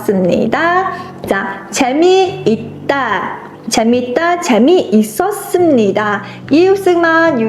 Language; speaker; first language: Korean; non-native, fluent; Mongolian